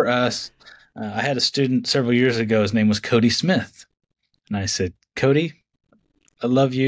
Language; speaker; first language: English; native; English